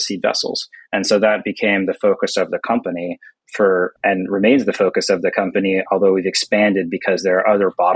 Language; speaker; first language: English; native; English